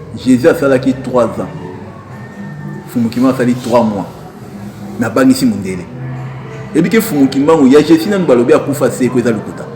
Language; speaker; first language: Lingala; non-native, local second language; Kongo